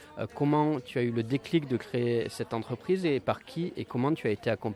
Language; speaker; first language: French; native; French